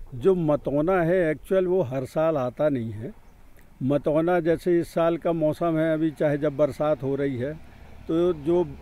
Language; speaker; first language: Hindi; native; Hindi